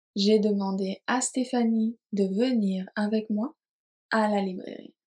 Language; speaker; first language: French; native; French